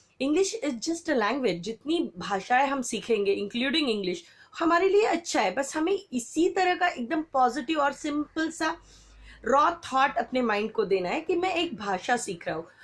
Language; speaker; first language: Hindi; non-native, local second language; Marathi